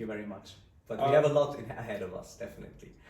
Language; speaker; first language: English; non-native, fluent; Swiss German